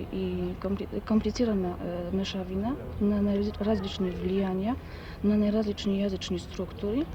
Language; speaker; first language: Macedonian; non-native, fluent; Polish